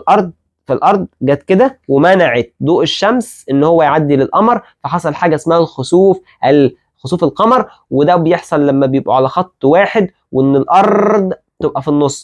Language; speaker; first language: Arabic; native; Arabic